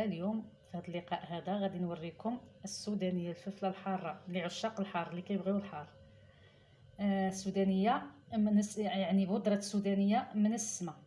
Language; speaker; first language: Arabic; native; Arabic